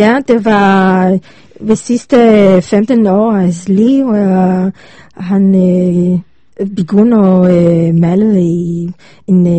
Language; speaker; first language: Danish; non-native, learner; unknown